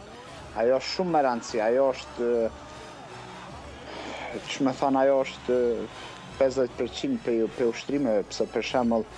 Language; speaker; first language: Albanian; early bilingual, heritage; Albanian